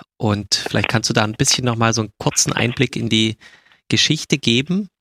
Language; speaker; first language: German; native; German